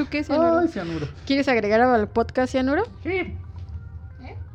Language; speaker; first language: Spanish; native; Spanish